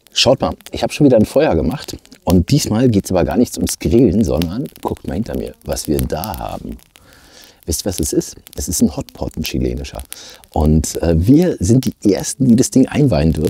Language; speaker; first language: German; native; German